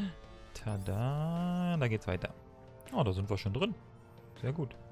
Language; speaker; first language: German; native; German